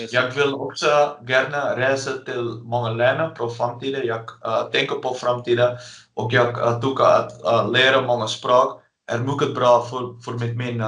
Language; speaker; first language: Swedish; non-native, learner; Dutch